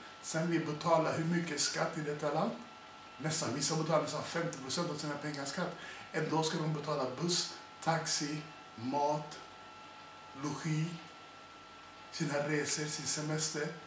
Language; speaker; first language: Swedish; non-native, fluent; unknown